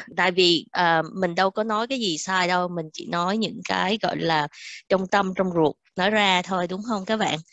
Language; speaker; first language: Vietnamese; native; Vietnamese